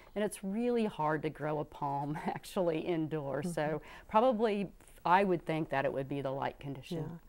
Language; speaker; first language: English; native; English